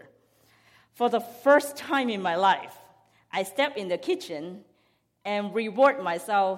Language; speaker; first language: English; non-native, local second language; Cantonese